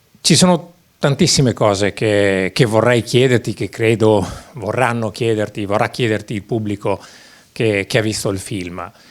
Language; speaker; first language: Italian; native; Italian